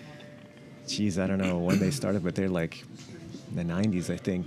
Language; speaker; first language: English; native; English